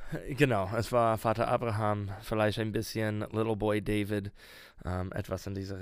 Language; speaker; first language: German; non-native, learner; English